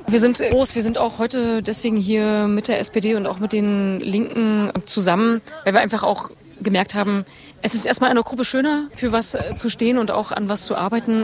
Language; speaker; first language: German; native; German